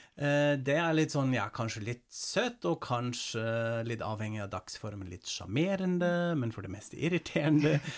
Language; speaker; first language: Norwegian; non-native, fluent; German